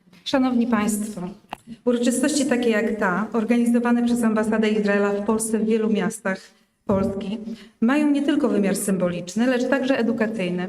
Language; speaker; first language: Polish; native; Polish